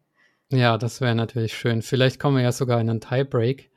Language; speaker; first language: German; native; German